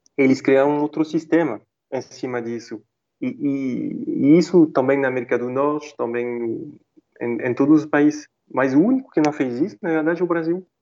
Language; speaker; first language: Portuguese; non-native, fluent; French